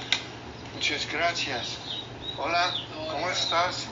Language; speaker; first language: Spanish; non-native, learner; English